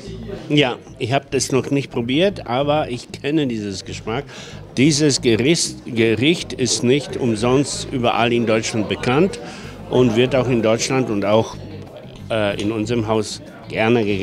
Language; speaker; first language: German; non-native, fluent; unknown